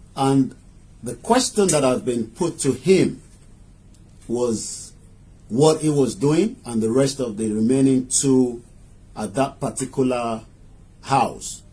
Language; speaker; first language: English; non-native, local second language; Yoruba